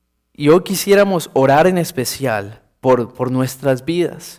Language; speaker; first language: Spanish; native; Spanish